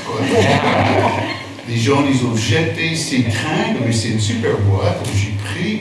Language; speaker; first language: French; non-native, fluent; English